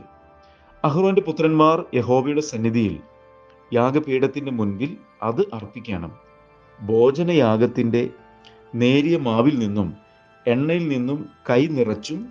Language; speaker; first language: Malayalam; native; Malayalam